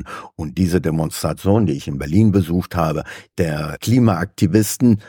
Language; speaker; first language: German; native; German